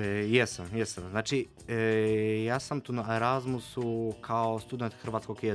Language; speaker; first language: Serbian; non-native, fluent; Polish